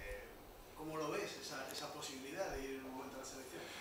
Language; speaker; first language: Spanish; native; Spanish